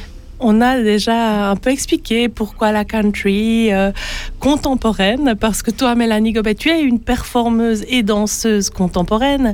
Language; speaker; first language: French; native; French